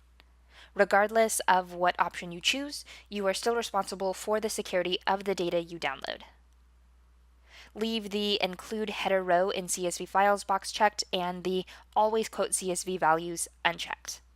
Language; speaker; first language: English; native; English